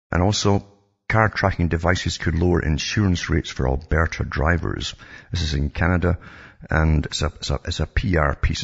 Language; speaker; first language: English; native; English